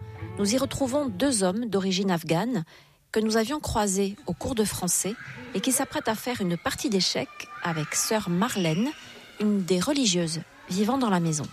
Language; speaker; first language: French; native; French